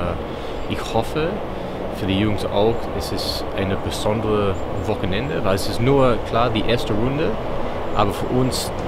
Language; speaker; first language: German; non-native, fluent; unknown